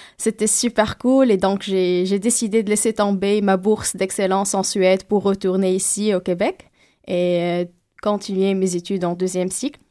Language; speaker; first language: French; non-native, local second language; Arabic